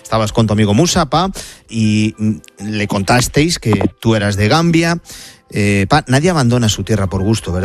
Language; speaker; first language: Spanish; native; Spanish